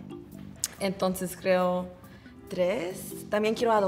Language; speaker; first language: Spanish; non-native, learner; English